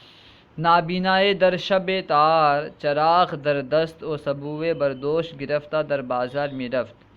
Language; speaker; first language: Persian; non-native, fluent; Urdu